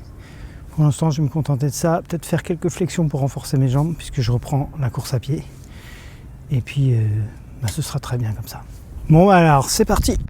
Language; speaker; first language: French; native; French